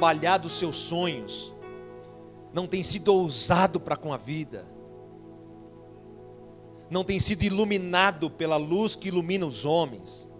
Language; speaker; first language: Portuguese; native; Portuguese